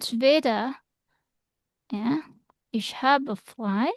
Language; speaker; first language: German; non-native, fluent; Indonesian